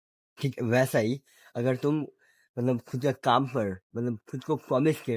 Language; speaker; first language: Hindi; non-native, local second language; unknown